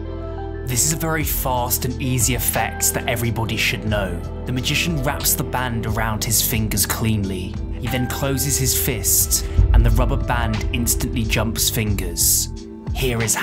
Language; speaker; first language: English; native; English